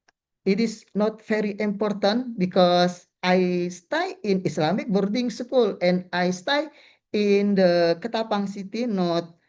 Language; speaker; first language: English; non-native, learner; Indonesian